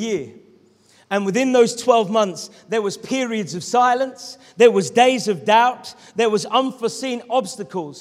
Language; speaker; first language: English; native; English